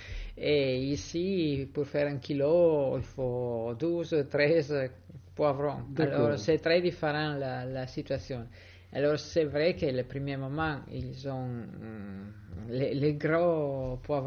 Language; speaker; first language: French; non-native, fluent; Italian